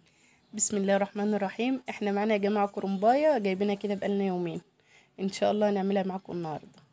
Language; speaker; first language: Arabic; native; Arabic